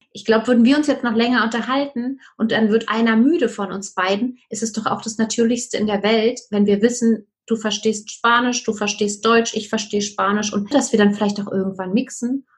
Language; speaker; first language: German; native; German